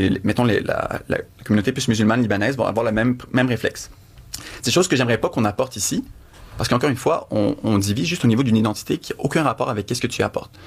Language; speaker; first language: French; early bilingual, other home language; Arabic